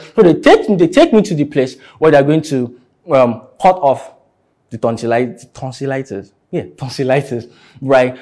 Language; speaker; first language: English; non-native, local second language; Yoruba